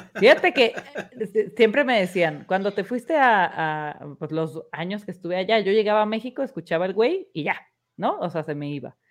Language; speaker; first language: Spanish; early bilingual, heritage; Spanish